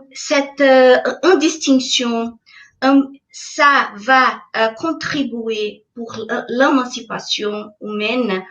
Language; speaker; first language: French; non-native, fluent; Portuguese